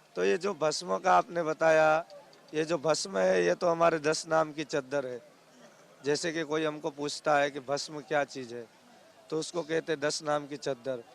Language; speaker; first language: Hindi; non-native, local second language; Gujarati